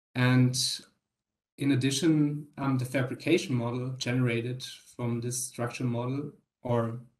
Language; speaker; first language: English; non-native, fluent; German